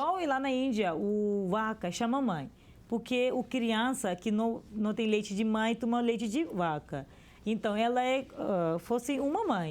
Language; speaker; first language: Portuguese; non-native, learner; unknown